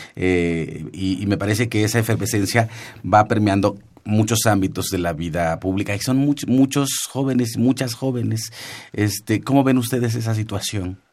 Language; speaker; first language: Spanish; non-native, local second language; Nahuatl languages